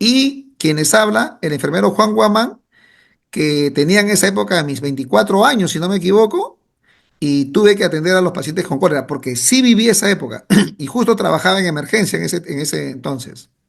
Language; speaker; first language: Spanish; native; Spanish